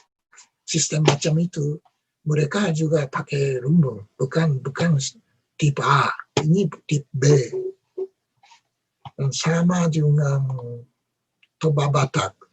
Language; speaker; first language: Indonesian; non-native, learner; Japanese